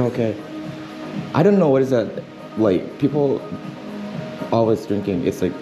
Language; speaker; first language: English; non-native, fluent; Japanese